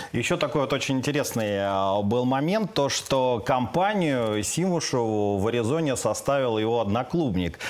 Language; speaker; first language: Russian; native; Russian